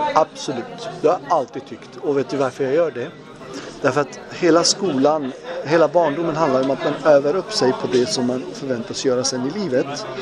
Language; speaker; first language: Swedish; early bilingual, other home language; Turoyo